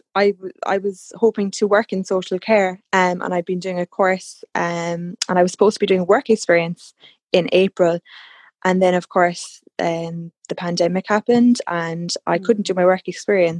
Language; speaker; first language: English; native; English